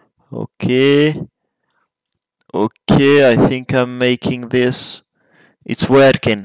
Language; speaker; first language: English; non-native, fluent; French